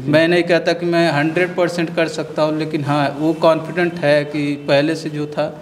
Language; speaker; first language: Hindi; native; Hindi